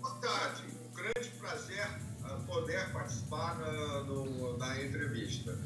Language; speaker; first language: Portuguese; non-native, fluent; English